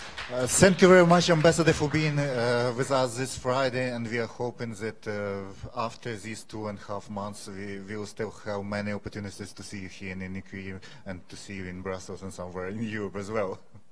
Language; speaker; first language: English; non-native, fluent; Ukrainian